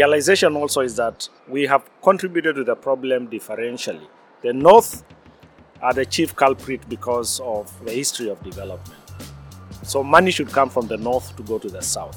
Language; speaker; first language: English; non-native, local second language; Masai